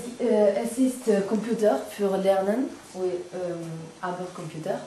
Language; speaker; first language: German; non-native, learner; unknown